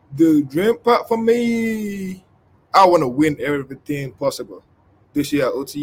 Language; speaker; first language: English; non-native, local second language; Igbo